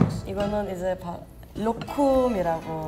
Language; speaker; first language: Korean; non-native, fluent; Turkish